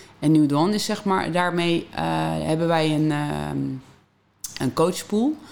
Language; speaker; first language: Dutch; native; Dutch